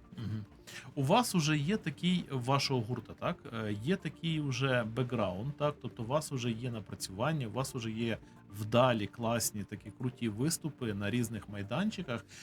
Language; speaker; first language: Ukrainian; native; Ukrainian